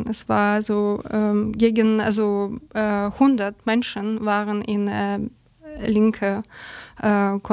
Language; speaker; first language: German; non-native, learner; Ukrainian